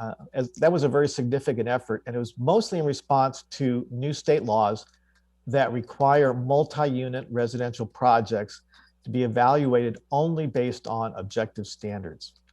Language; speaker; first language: English; native; English